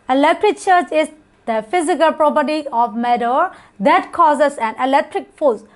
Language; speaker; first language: English; non-native, fluent; Burmese